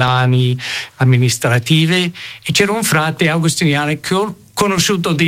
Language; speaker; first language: Italian; non-native, fluent; English